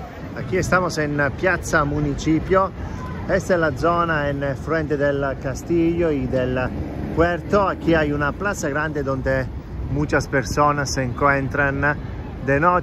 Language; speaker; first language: Spanish; non-native, fluent; Italian